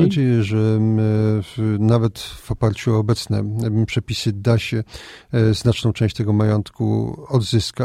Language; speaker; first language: Polish; native; Polish